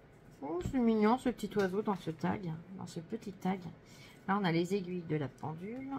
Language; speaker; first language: French; native; French